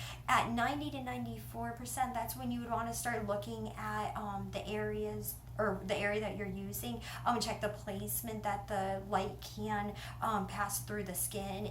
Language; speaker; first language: English; native; English